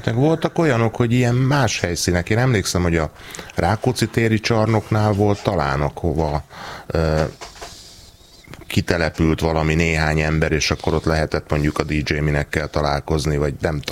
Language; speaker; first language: Hungarian; native; Hungarian